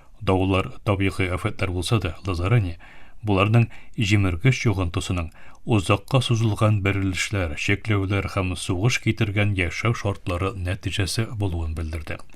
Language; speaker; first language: Tatar; early bilingual, heritage; Tatar